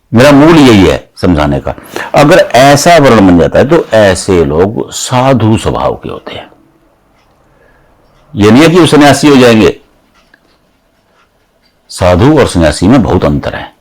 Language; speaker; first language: Hindi; native; Hindi